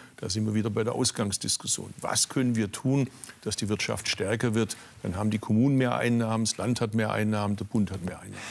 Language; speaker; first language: German; native; German